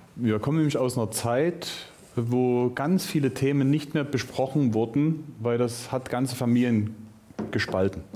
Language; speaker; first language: German; native; German